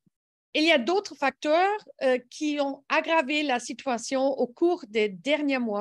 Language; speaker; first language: French; non-native, learner; English